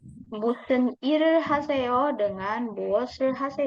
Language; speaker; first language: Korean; non-native, fluent; Indonesian